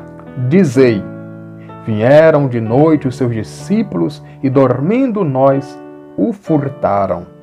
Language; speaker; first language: Portuguese; native; Portuguese